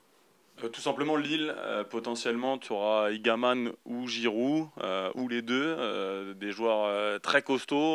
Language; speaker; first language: French; native; French